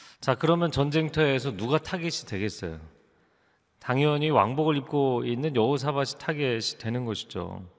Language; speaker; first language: Korean; native; Korean